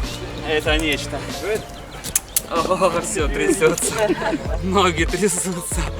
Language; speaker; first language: Russian; native; Russian